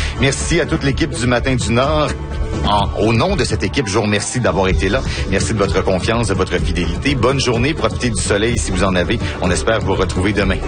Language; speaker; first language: French; native; French